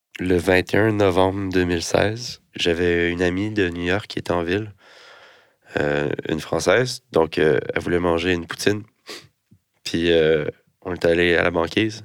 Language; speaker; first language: French; native; French